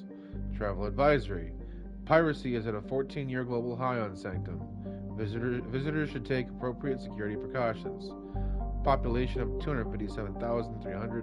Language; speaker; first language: English; native; English